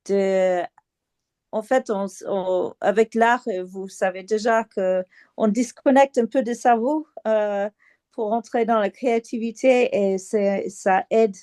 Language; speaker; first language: French; non-native, fluent; English